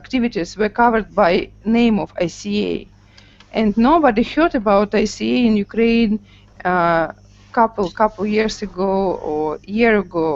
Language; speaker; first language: English; non-native, learner; Russian